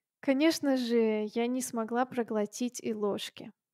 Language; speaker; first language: Russian; native; Russian